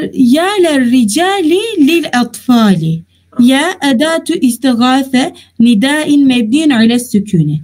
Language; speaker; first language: Arabic; non-native, fluent; Turkish